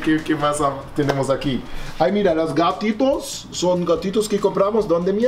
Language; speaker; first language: Spanish; non-native, fluent; German